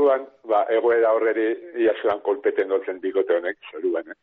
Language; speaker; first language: Basque; native; Basque